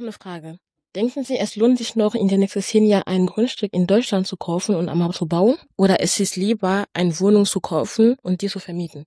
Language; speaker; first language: German; early bilingual, other home language; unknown